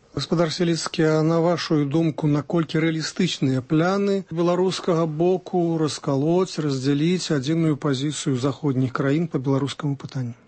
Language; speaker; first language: Belarusian; native; Belarusian